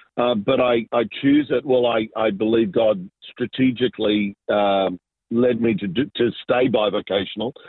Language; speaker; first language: English; native; English